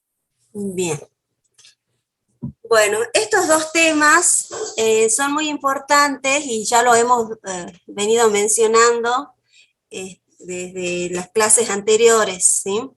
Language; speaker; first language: Spanish; native; Spanish